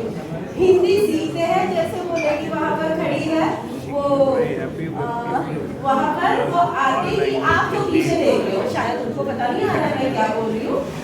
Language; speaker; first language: Hindi; non-native, local second language; Marathi